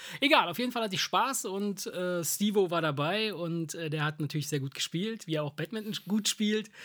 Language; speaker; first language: German; early bilingual, other home language; Italian